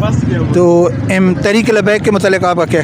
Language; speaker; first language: Urdu; native; Urdu